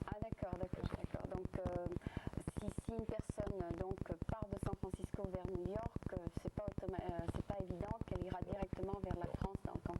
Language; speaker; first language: French; native; French